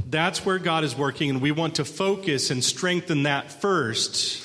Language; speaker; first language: English; native; English